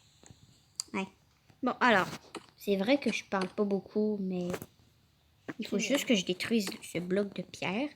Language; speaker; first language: French; native; French